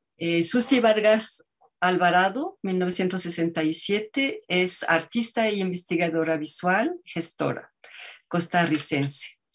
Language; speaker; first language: Spanish; native; Spanish